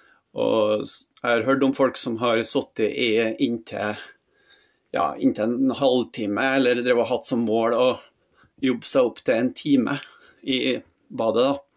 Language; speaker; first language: Norwegian; native; Norwegian